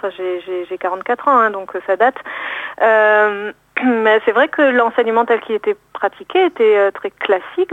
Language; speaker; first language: French; native; French